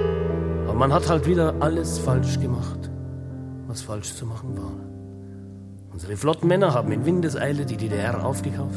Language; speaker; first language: German; native; German